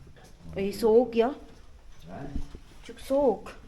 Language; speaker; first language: Turkish; non-native, learner; Filipino